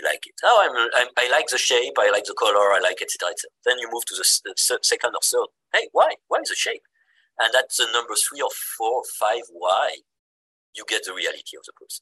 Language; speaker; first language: English; non-native, fluent; French